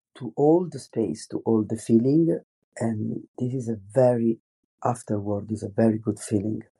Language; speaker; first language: English; non-native, fluent; Italian